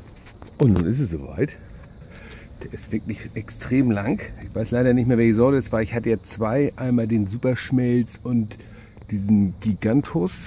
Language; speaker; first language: German; native; German